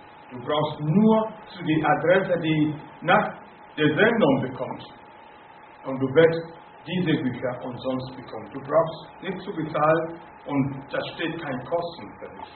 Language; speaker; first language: German; non-native, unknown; Akan